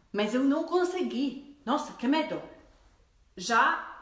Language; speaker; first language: Portuguese; non-native, fluent; Polish